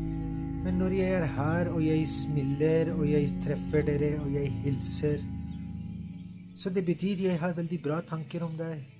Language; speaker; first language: Norwegian; non-native, fluent; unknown